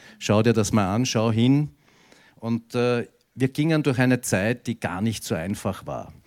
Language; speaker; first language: German; native; German